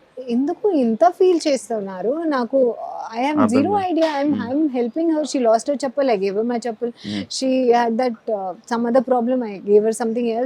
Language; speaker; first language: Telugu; non-native, local second language; Hindi